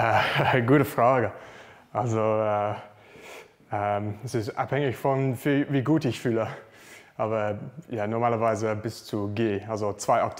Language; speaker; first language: German; non-native, learner; English